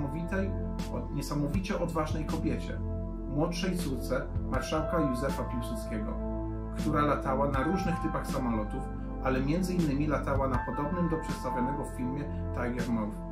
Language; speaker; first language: Polish; native; Polish